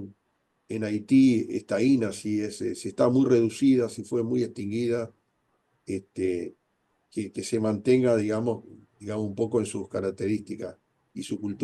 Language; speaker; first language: Spanish; native; Spanish